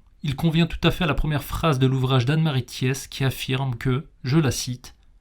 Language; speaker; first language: French; native; French